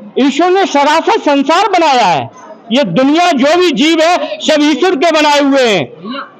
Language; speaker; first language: Hindi; native; Hindi